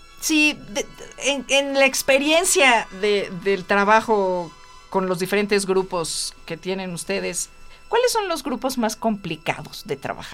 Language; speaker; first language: Spanish; native; Spanish